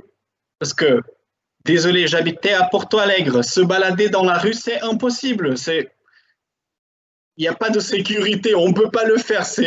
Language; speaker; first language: French; non-native, fluent; Portuguese